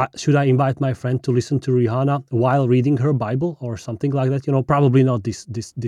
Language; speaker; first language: English; non-native, fluent; Slovak